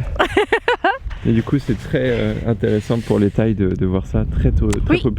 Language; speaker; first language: French; native; French